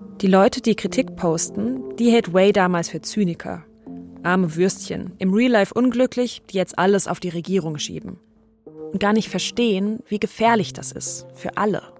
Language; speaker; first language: German; native; German